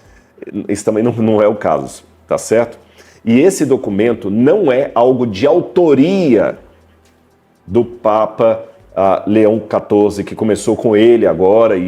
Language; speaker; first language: Portuguese; native; Portuguese